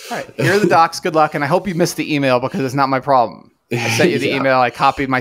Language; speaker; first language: English; native; English